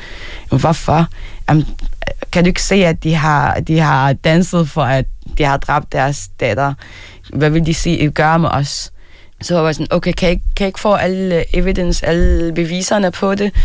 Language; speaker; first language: Danish; early bilingual, other home language; Arabic